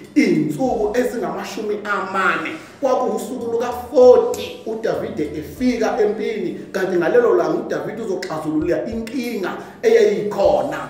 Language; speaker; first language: Zulu; native; Zulu